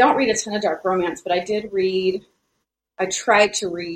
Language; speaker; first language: English; native; English